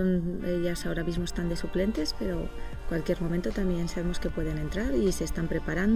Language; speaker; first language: Spanish; native; Spanish